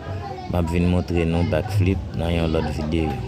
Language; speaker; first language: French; non-native, local second language; Haitian Creole